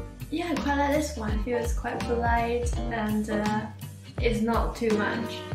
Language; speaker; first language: English; non-native, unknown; Chinese